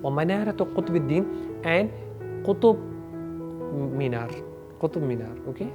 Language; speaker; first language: Arabic; non-native, fluent; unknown